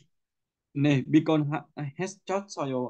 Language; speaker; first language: Korean; non-native, learner; Vietnamese